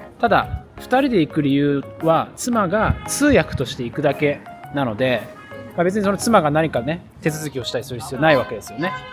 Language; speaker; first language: Japanese; native; Japanese